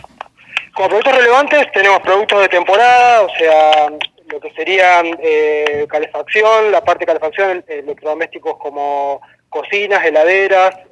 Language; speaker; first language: Spanish; native; Spanish